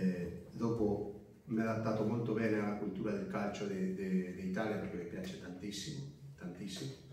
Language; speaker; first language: Italian; non-native, fluent; Spanish